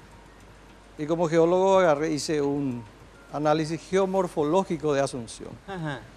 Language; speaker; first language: Spanish; native; Spanish